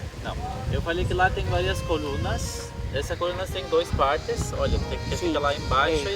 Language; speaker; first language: Portuguese; non-native, fluent; Turkish